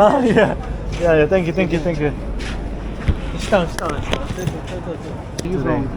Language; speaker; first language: English; non-native, learner; Korean